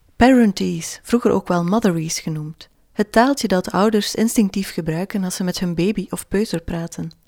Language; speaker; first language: Dutch; native; Dutch